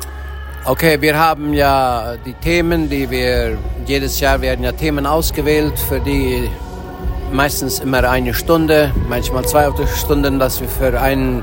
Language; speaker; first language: German; early bilingual, heritage; Low German